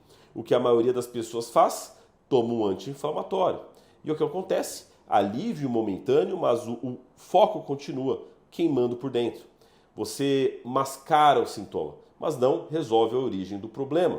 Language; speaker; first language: Portuguese; native; Portuguese